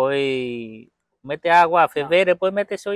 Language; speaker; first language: Portuguese; non-native, learner; Vietnamese